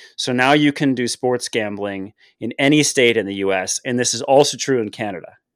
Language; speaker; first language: English; native; English